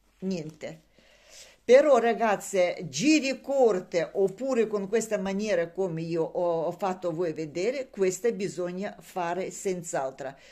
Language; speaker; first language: Italian; non-native, learner; Russian